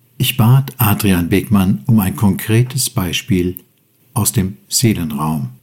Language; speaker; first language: German; native; German